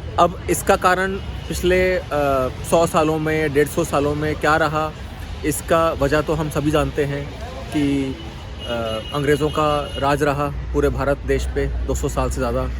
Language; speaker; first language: Hindi; native; Hindi